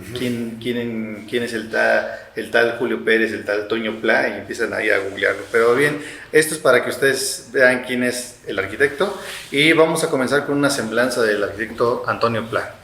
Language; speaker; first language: Spanish; native; Spanish